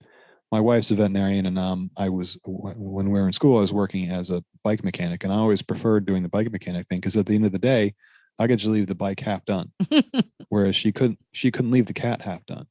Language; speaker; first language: English; native; English